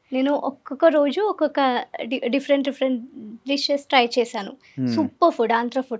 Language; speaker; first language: Telugu; non-native, learner; Malayalam